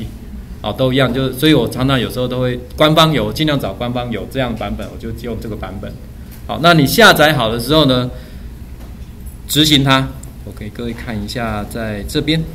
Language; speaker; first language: Chinese; native; Chinese